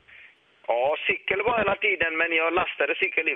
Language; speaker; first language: Swedish; non-native, fluent; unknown